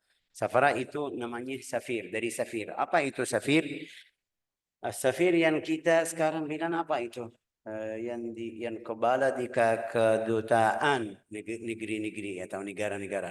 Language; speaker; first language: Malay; non-native, fluent; Arabic